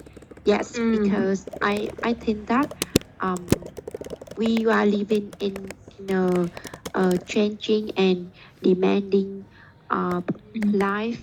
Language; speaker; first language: English; non-native, learner; Vietnamese